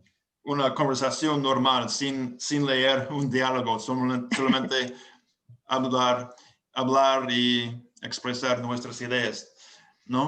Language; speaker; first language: Spanish; non-native, learner; English